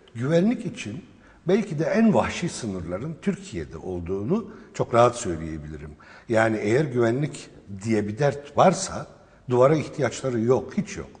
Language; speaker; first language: Turkish; non-native, local second language; Arabic